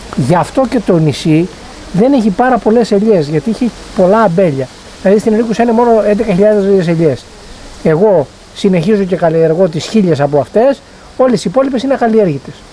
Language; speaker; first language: Greek; native; Greek